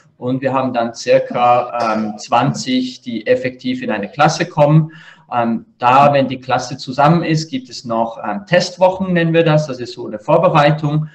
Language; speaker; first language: German; native; German